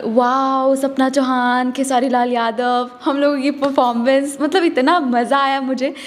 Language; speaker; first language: Hindi; native; Hindi